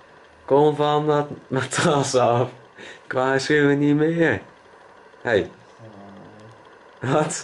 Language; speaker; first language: Dutch; native; Dutch